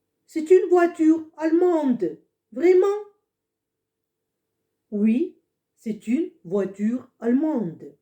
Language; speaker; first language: French; non-native, fluent; Russian